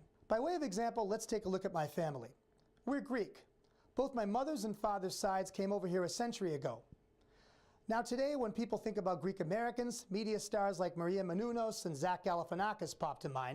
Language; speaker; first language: English; native; English